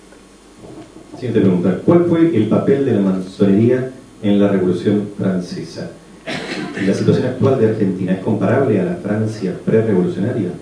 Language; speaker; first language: Spanish; native; Spanish